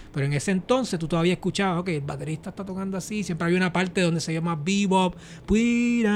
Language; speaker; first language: Spanish; native; Spanish